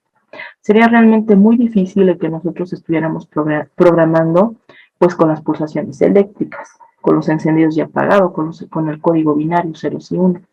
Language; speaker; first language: Spanish; native; Spanish